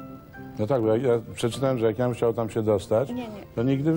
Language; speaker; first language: Polish; native; Polish